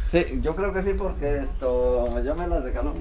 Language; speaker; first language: Spanish; native; Spanish